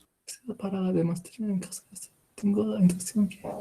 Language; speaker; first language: Spanish; non-native, fluent; English